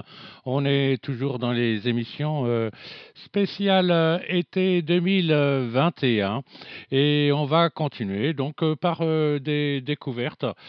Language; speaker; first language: French; native; French